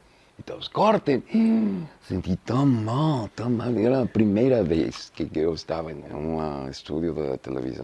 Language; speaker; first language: Portuguese; non-native, learner; Spanish